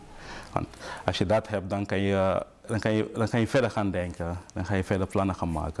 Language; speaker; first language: Dutch; non-native, fluent; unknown